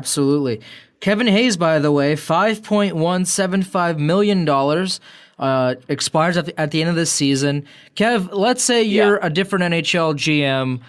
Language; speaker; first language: English; native; English